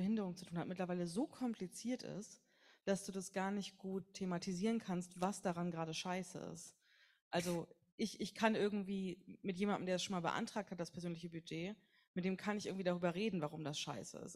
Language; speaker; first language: German; native; German